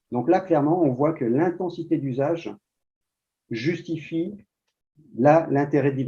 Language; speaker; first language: French; native; French